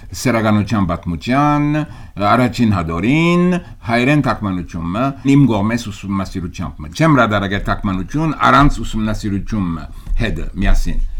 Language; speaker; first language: Armenian; early bilingual, heritage; Armenian